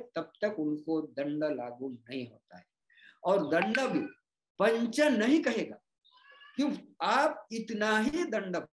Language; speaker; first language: Hindi; non-native, local second language; Gondi